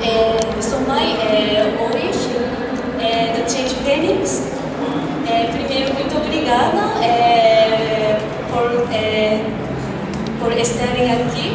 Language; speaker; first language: Portuguese; non-native, fluent; Japanese